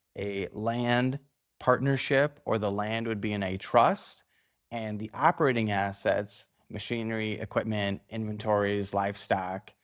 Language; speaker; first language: English; native; English